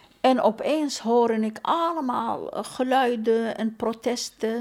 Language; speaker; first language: Dutch; non-native, fluent; Turkish